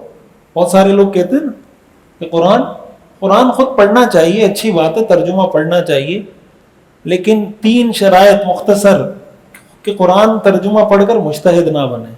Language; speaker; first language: Urdu; native; Urdu